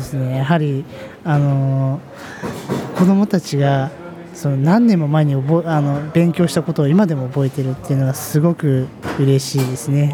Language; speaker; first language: Japanese; native; Japanese